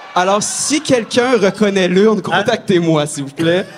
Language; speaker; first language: French; native; French